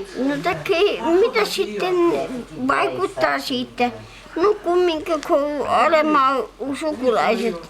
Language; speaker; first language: Finnish; early bilingual, heritage; Finnish